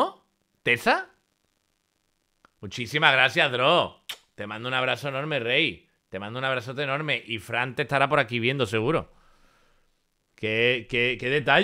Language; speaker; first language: Spanish; native; Spanish